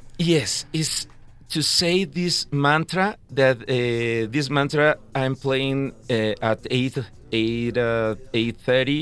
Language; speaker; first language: English; non-native, fluent; Spanish